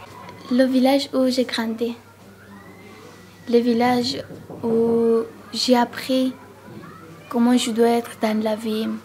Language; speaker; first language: French; non-native, learner; Georgian